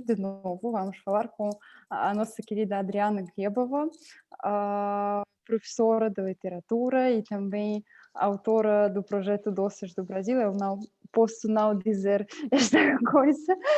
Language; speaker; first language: Portuguese; non-native, fluent; Russian